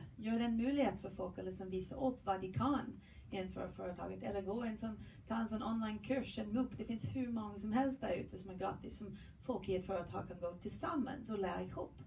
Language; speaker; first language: Swedish; non-native, fluent; English